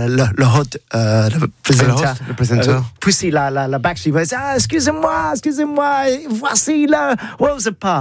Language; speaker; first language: French; non-native, learner; English